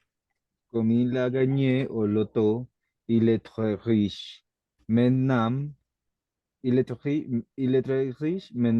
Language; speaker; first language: French; non-native, learner; Spanish